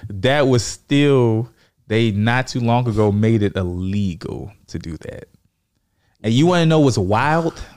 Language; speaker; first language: English; native; English